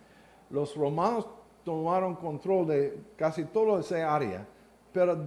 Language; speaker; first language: Spanish; non-native, learner; English